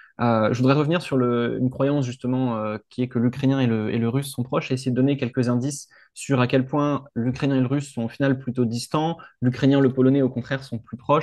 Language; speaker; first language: French; native; French